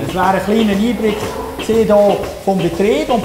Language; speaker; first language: German; native; German